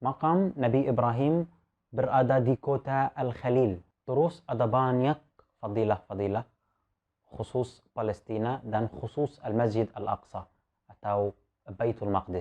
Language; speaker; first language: Indonesian; non-native, fluent; Arabic